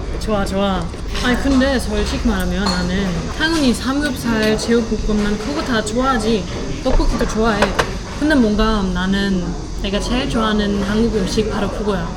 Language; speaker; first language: Korean; non-native, fluent; German